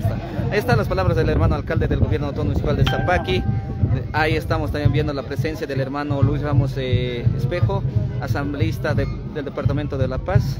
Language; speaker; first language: Spanish; native; Spanish